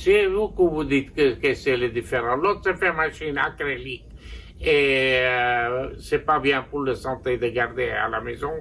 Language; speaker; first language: French; non-native, local second language; Armenian